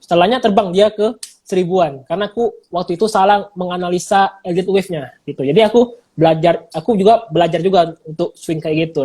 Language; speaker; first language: Indonesian; native; Indonesian